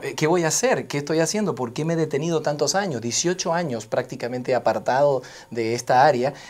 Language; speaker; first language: Spanish; native; Spanish